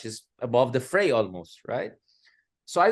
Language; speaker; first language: English; non-native, local second language; Filipino